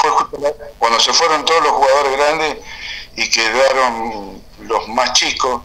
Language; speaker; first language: Spanish; native; Spanish